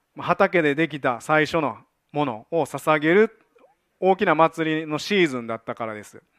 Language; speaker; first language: Japanese; native; Japanese